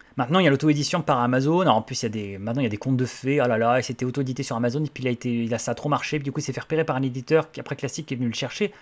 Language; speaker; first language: French; native; French